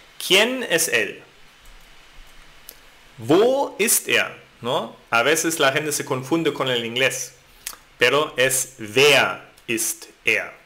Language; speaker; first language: Spanish; non-native, fluent; German